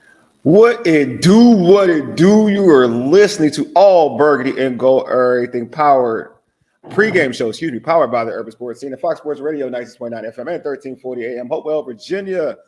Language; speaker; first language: English; native; English